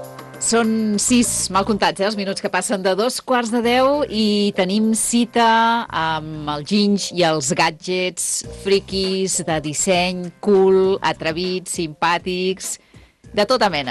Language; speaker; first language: Catalan; native; Catalan